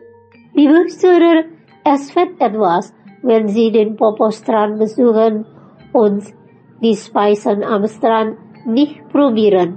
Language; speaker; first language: German; non-native, fluent; Indonesian